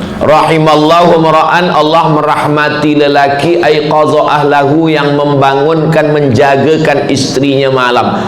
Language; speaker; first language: Malay; native; Malay